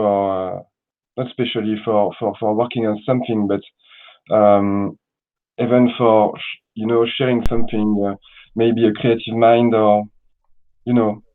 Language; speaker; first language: English; non-native, learner; French